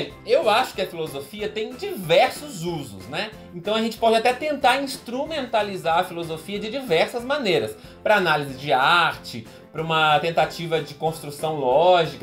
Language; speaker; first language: Portuguese; native; Portuguese